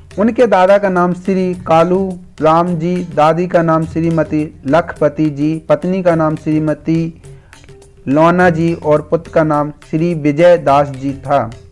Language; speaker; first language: Hindi; native; Hindi